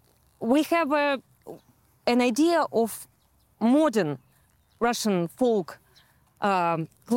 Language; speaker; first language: English; non-native, fluent; Russian